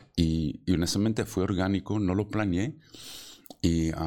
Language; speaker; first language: Spanish; early bilingual, heritage; Spanish